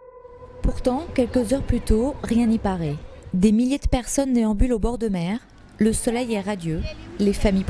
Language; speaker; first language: French; native; French